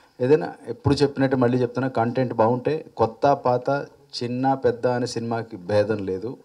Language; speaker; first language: Telugu; native; Telugu